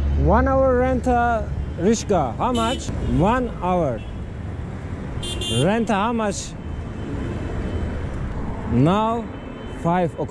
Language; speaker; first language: English; non-native, learner; Turkish